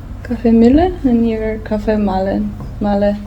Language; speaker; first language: German; non-native, learner; Slovenian